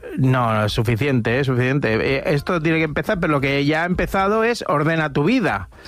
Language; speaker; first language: Spanish; native; Spanish